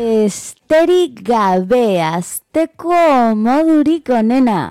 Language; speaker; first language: Basque; non-native, learner; Spanish